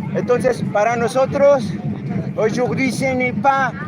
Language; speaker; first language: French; non-native, learner; Spanish